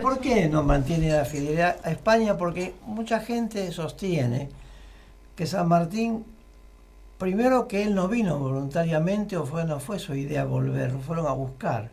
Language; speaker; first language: Spanish; native; Spanish